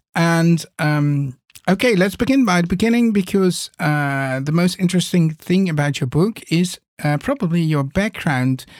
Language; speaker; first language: English; non-native, fluent; Dutch